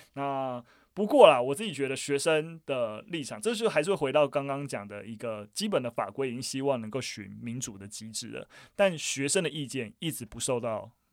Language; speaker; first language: Chinese; native; Chinese